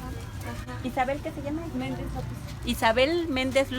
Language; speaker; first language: Spanish; native; Spanish